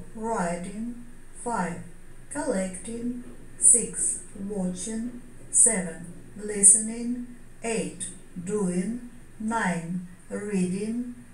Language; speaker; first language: English; non-native, fluent; Ukrainian